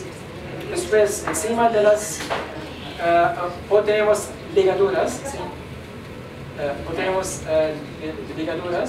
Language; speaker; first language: Spanish; non-native, learner; Arabic